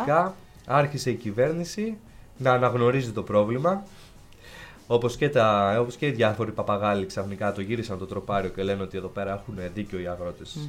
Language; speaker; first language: Greek; native; Greek